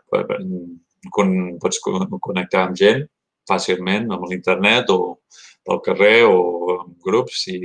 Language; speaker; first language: Catalan; early bilingual, heritage; Catalan